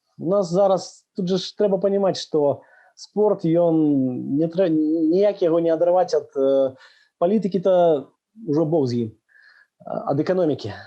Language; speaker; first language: Belarusian; non-native, local second language; Russian